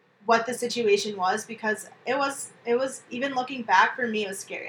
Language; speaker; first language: English; native; English